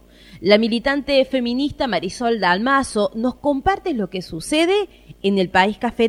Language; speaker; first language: Spanish; native; Spanish